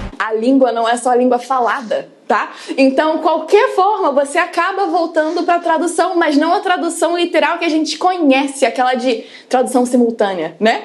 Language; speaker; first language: Portuguese; early bilingual, other home language; English